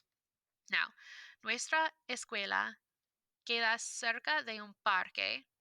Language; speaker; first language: Spanish; non-native, fluent; English